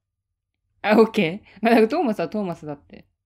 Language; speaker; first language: Japanese; native; Japanese